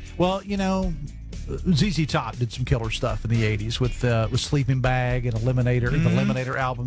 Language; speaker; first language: English; native; English